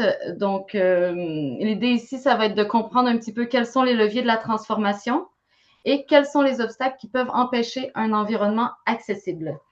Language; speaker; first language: French; native; French